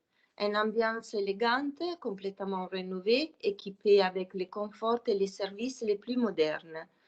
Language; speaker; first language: French; non-native, fluent; Italian